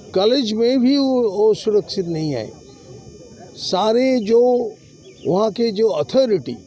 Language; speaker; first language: Hindi; non-native, local second language; Bangla